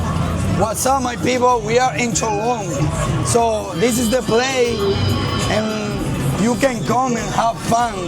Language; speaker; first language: English; non-native, learner; Spanish